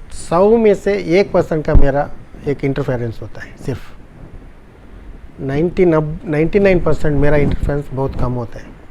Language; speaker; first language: Hindi; non-native, local second language; Tulu